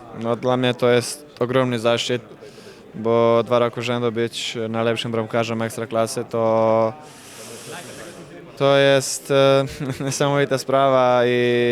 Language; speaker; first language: Polish; non-native, fluent; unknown